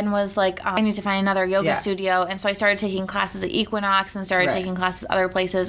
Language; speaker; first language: English; native; English